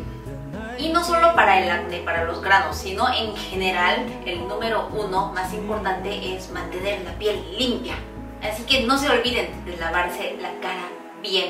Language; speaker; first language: Spanish; non-native, fluent; Korean